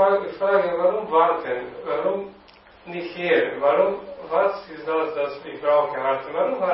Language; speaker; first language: German; non-native, learner; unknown